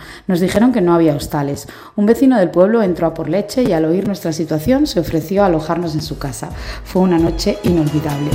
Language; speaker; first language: Spanish; native; Spanish